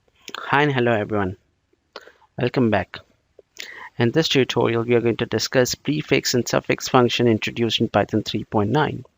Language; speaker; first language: English; non-native, local second language; Bangla